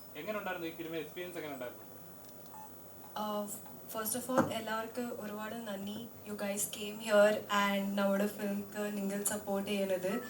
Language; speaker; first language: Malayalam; non-native, local second language; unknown